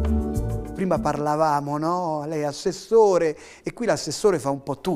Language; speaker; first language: Italian; native; Italian